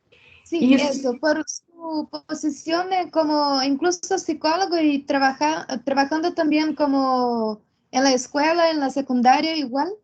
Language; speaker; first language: Spanish; non-native, learner; Portuguese